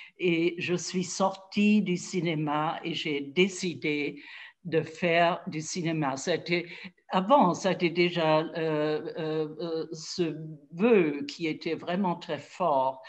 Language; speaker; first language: French; non-native, fluent; German